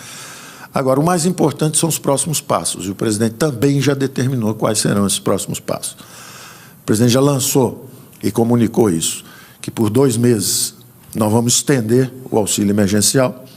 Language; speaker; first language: Portuguese; native; Portuguese